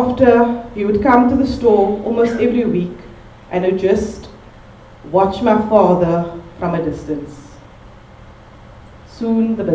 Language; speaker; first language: English; native; English